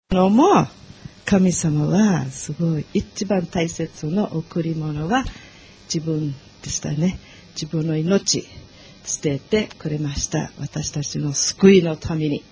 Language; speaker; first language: Japanese; non-native, learner; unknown